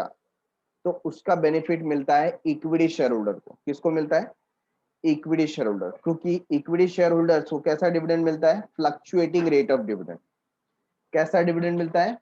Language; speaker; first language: Hindi; native; Hindi